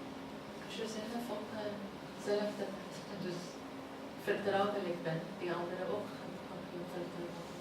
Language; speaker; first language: Dutch; non-native, learner; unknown